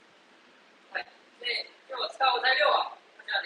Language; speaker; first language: Japanese; non-native, fluent; Chinese